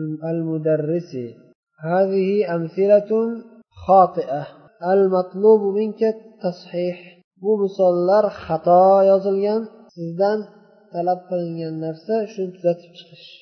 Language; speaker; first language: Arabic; non-native, fluent; Uzbek